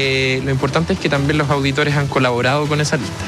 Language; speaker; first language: Spanish; native; Spanish